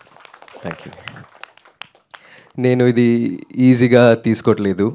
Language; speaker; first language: Telugu; non-native, learner; Tamil